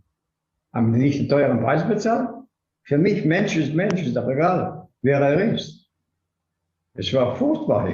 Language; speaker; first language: German; non-native, fluent; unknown